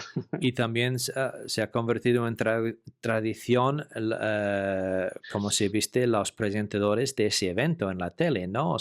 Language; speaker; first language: Spanish; non-native, fluent; English